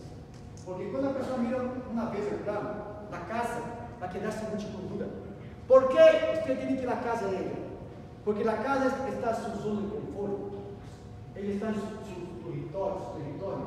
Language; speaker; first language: Spanish; non-native, learner; Portuguese